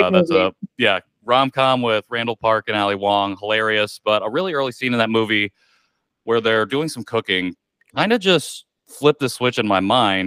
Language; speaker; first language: English; native; English